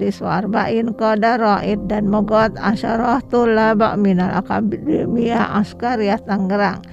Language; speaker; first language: Arabic; non-native, fluent; Indonesian